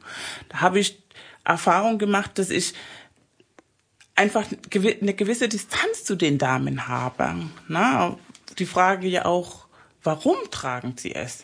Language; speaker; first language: German; early bilingual, other home language; Spanish